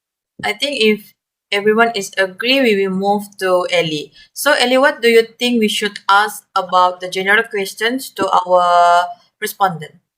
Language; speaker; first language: English; non-native, learner; Malay